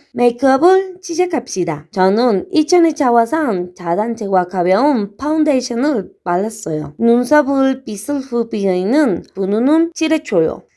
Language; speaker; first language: Korean; non-native, learner; Spanish